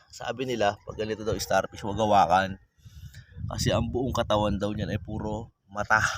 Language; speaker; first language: Filipino; non-native, local second language; Bikol